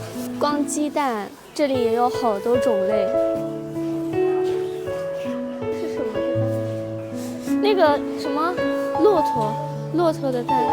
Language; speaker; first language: Chinese; non-native, fluent; Persian